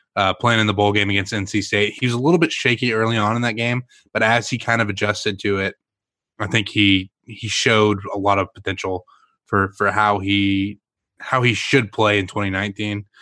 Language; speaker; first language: English; native; English